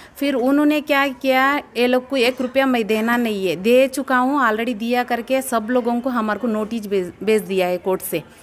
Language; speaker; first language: Hindi; non-native, local second language; Telugu